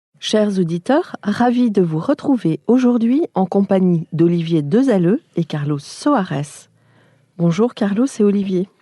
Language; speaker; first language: French; native; French